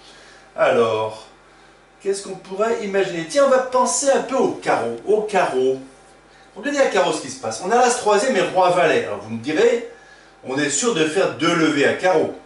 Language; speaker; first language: French; native; French